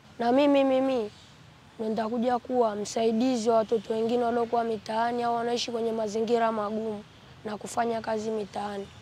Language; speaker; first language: Swahili; native; Swahili